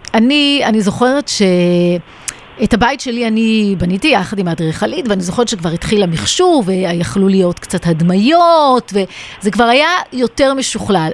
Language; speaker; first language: Hebrew; native; Hebrew